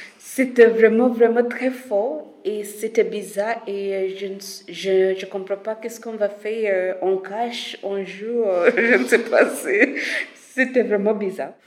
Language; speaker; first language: French; non-native, fluent; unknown